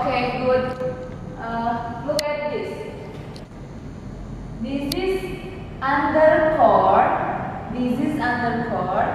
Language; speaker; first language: English; non-native, learner; Indonesian